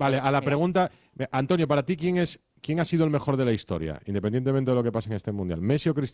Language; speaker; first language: Spanish; native; Spanish